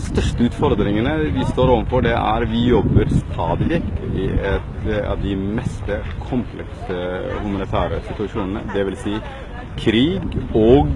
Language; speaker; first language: Norwegian; early bilingual, other home language; Somali